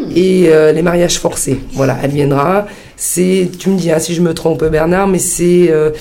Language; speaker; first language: French; early bilingual, heritage; Italian